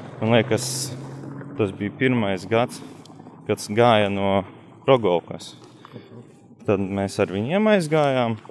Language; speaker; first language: Latvian; native; Latvian